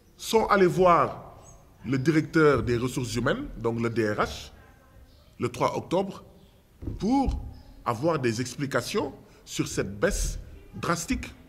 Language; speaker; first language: French; non-native, local second language; Wolof